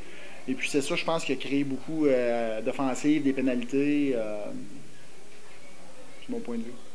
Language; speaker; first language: French; native; French